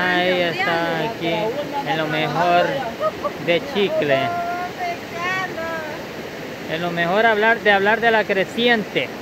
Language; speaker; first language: Spanish; native; Spanish